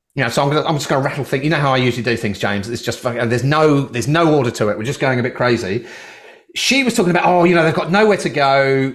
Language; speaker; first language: English; native; English